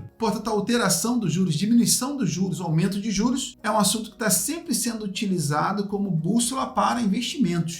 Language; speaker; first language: Portuguese; native; Portuguese